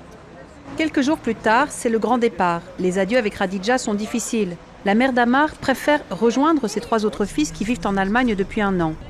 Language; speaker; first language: French; native; French